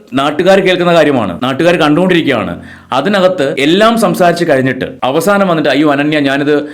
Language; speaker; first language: Malayalam; native; Malayalam